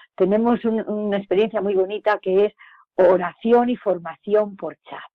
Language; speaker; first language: Spanish; native; Spanish